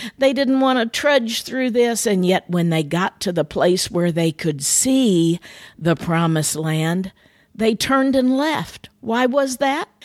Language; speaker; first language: English; native; English